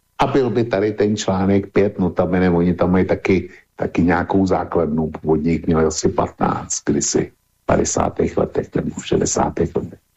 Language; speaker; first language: Czech; native; Czech